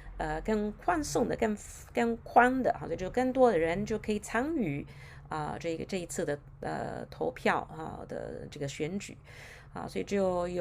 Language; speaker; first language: Chinese; non-native, fluent; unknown